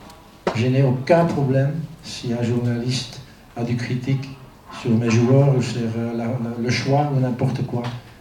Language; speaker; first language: French; non-native, fluent; Dutch